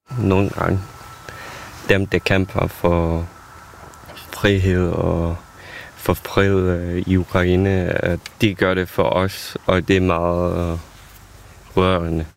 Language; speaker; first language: Danish; non-native, fluent; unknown